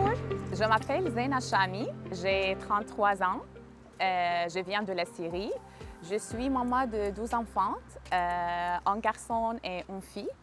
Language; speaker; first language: French; non-native, learner; Arabic